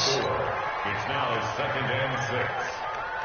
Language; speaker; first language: English; native; English